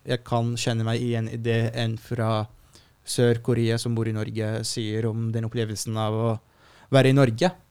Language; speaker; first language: Norwegian; non-native, fluent; Arabic